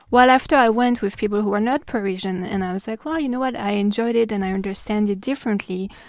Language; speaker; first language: English; non-native, fluent; French